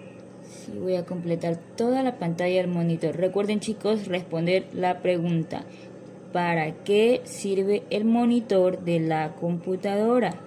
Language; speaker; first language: Spanish; native; Spanish